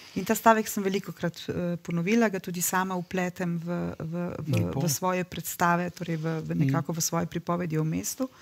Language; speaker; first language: Slovenian; native; Slovenian